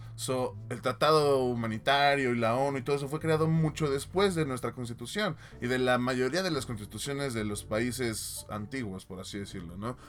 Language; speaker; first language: Spanish; native; Spanish